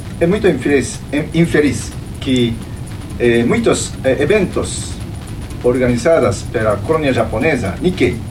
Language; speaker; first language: Portuguese; non-native, fluent; Japanese